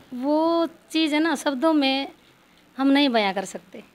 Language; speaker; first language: Hindi; native; Hindi